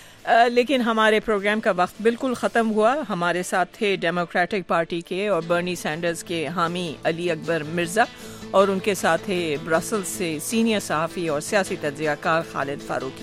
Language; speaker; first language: Urdu; native; Urdu